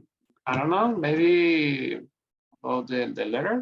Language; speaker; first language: English; non-native, learner; Spanish